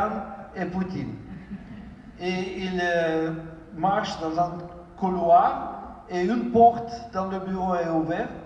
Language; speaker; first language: French; non-native, fluent; Ukrainian